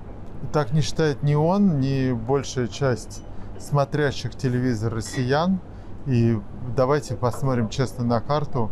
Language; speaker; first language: Russian; native; Russian